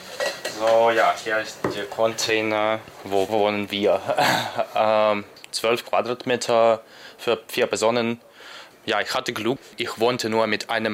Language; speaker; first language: German; non-native, learner; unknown